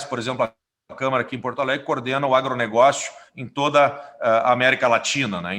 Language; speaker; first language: Portuguese; non-native, fluent; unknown